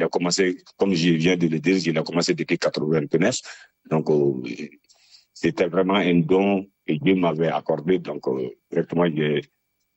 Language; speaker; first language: French; non-native, local second language; Bambara